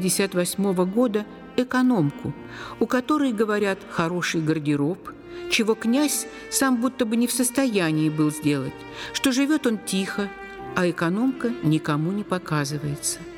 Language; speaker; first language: Russian; native; Russian